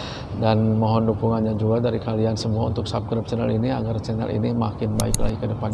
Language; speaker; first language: Indonesian; native; Indonesian